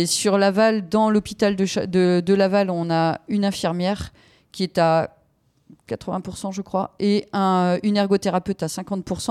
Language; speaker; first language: French; native; French